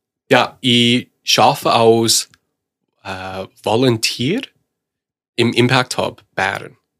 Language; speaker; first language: German; non-native, learner; English